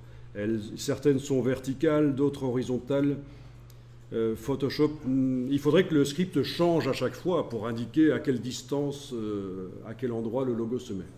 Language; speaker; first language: French; native; French